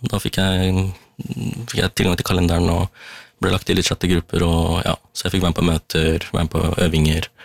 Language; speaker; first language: Norwegian; early bilingual, other home language; Tamil